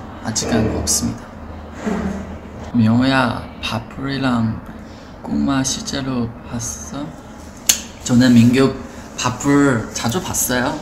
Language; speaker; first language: Korean; non-native, fluent; Chinese